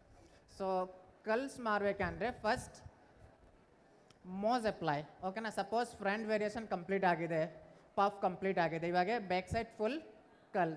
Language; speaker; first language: Kannada; non-native, learner; Bangla